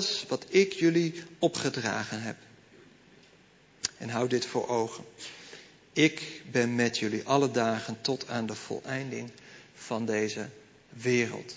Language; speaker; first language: Dutch; native; Dutch